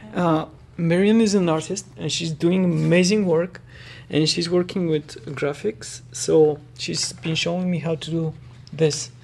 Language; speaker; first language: English; non-native, fluent; Bulgarian